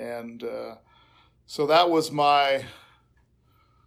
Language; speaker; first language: English; native; English